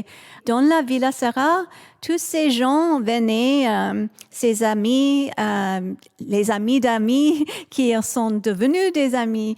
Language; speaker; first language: French; non-native, fluent; English